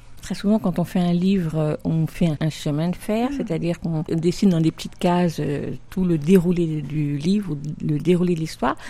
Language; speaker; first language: French; native; French